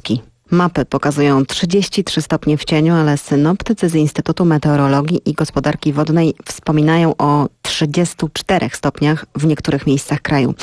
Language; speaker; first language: Polish; native; Polish